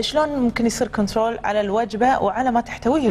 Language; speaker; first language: Arabic; native; Arabic